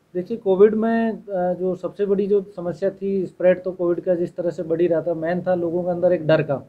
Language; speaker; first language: Hindi; native; Hindi